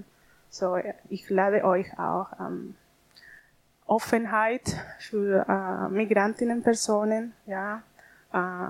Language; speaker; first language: German; non-native, learner; Spanish